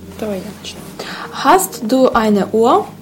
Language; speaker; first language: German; non-native, learner; Russian